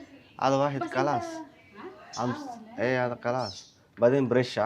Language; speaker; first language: Arabic; non-native, learner; Telugu